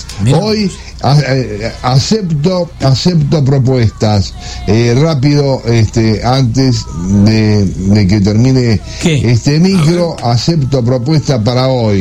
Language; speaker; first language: Spanish; native; Spanish